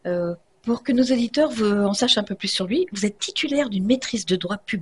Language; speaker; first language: French; native; French